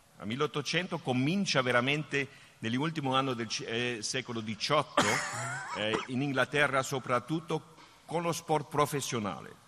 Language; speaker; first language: Italian; non-native, fluent; German